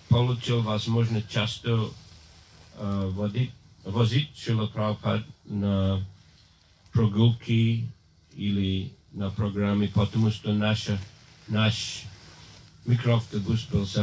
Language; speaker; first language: Russian; non-native, fluent; English